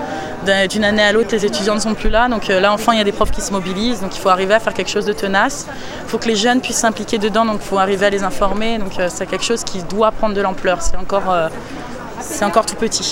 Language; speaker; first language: French; native; French